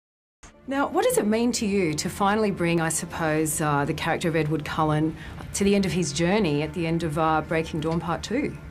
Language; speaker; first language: English; native; English